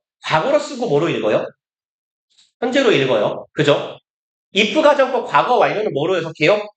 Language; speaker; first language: Korean; native; Korean